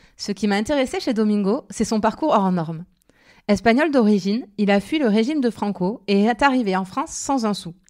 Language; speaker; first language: French; native; French